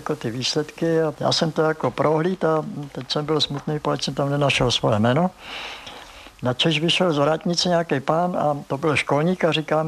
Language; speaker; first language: Czech; native; Czech